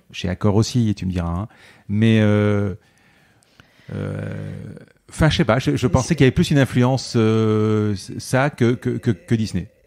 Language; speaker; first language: French; native; French